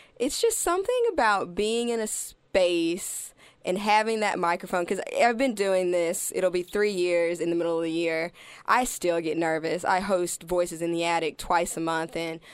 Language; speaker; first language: English; native; English